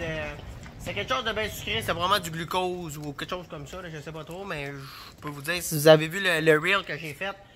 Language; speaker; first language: French; native; French